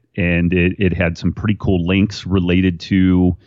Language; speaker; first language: English; native; English